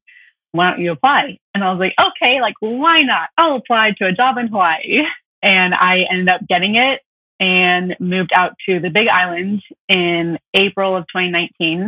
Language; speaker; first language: English; native; English